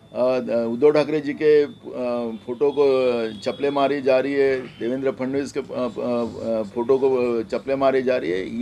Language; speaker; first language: Hindi; non-native, local second language; Marathi